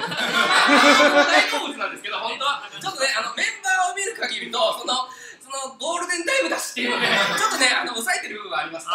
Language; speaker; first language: Japanese; native; Japanese